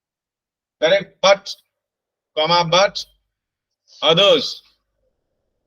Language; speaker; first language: English; non-native, local second language; Hindi